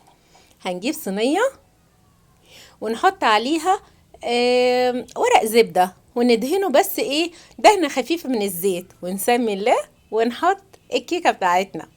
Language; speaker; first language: Arabic; native; Arabic